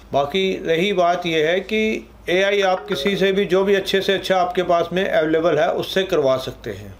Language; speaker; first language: Hindi; non-native, local second language; Punjabi